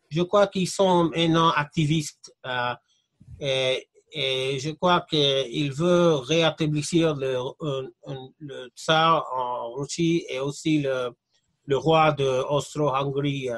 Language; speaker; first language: French; non-native, fluent; English